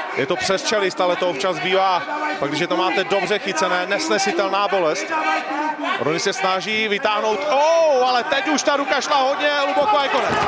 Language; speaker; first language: Slovak; native; Slovak